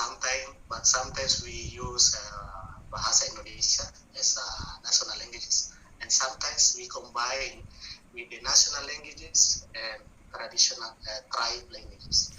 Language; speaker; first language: English; non-native, learner; Indonesian